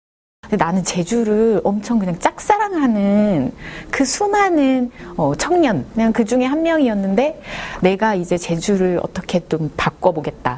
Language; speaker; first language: Korean; native; Korean